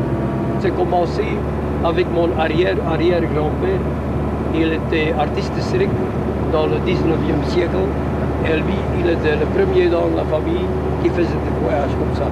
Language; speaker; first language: French; non-native, local second language; Dutch